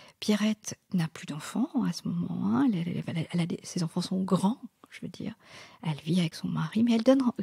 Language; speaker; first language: French; non-native, local second language; Morisyen